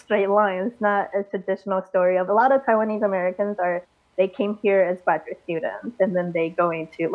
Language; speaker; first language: English; early bilingual, other home language; Chinese